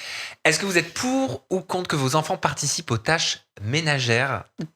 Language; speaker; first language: French; native; French